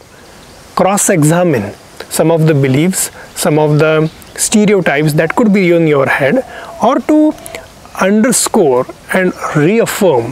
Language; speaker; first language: English; non-native, local second language; Marathi